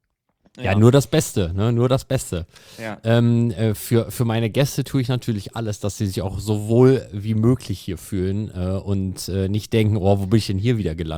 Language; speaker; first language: German; native; German